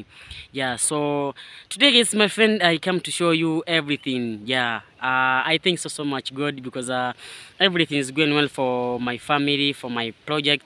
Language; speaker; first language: English; non-native, learner; Swahili